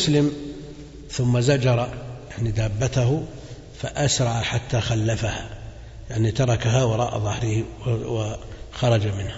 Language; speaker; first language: Arabic; native; Arabic